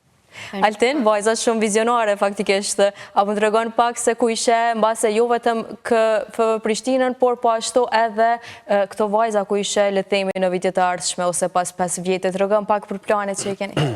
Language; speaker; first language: Albanian; native; Albanian